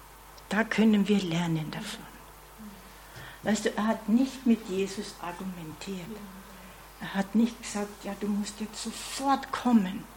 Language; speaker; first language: German; non-native, fluent; English